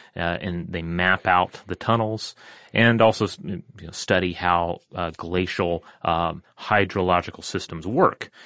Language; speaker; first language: English; native; English